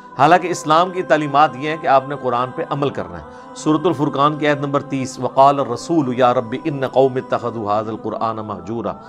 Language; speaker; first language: Urdu; non-native, local second language; Punjabi